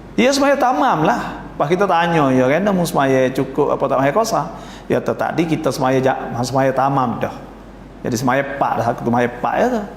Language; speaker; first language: Malay; native; Malay